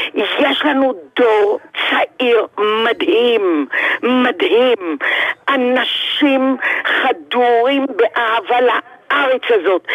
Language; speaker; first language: Hebrew; early bilingual, other home language; Arabic